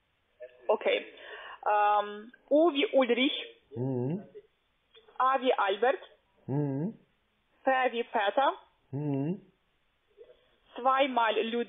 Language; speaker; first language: German; non-native, learner; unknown